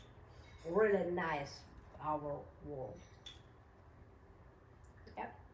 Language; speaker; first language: English; non-native, learner; Russian